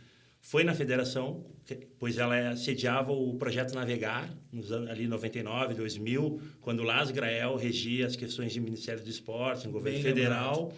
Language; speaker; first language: Portuguese; native; Portuguese